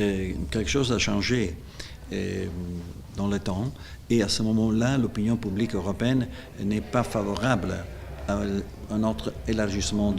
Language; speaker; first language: French; non-native, fluent; Italian